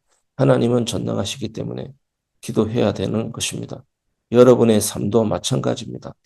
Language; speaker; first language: Korean; native; Korean